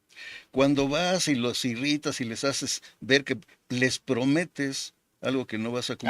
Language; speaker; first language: Spanish; native; Spanish